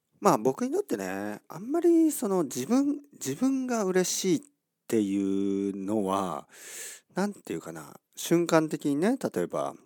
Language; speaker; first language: Japanese; native; Japanese